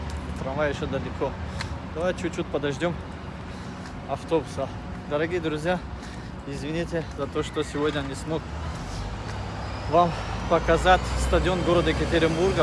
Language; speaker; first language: Russian; non-native, fluent; Tajik